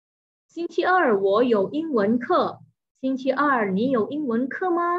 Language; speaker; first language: Chinese; non-native, fluent; Indonesian